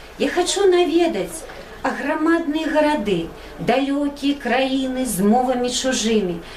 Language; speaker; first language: Belarusian; native; Belarusian